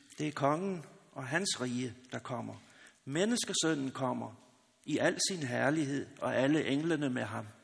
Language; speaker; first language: Danish; native; Danish